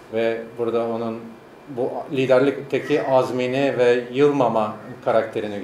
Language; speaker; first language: Turkish; native; Turkish